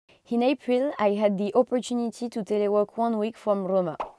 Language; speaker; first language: English; non-native, fluent; French